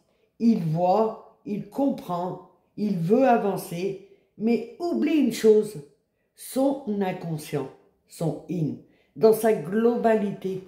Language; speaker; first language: French; native; French